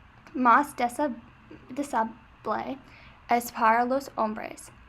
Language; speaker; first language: Spanish; non-native, learner; English